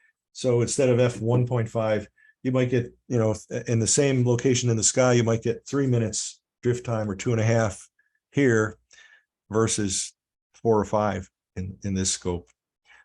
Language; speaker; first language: English; native; English